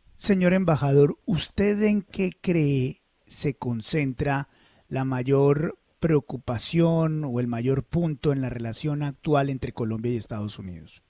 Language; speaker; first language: Spanish; native; Spanish